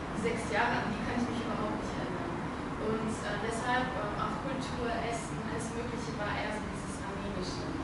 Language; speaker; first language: German; early bilingual, other home language; Armenian